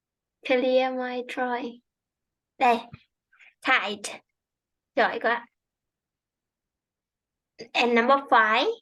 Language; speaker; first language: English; non-native, fluent; Vietnamese